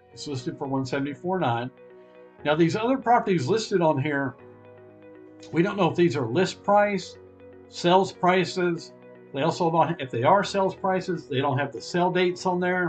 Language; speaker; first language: English; native; English